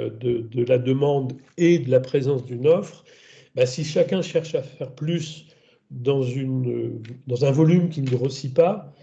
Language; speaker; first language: French; native; French